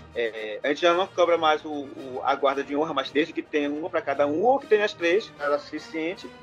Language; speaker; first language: Portuguese; native; Portuguese